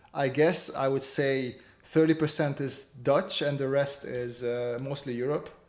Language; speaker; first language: English; non-native, fluent; Romanian